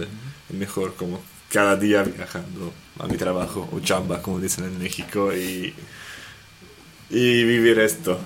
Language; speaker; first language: Spanish; non-native, fluent; Slovak